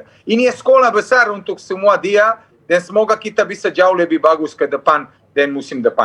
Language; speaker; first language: Indonesian; non-native, fluent; Serbian